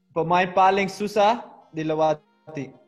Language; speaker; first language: Indonesian; non-native, learner; Dutch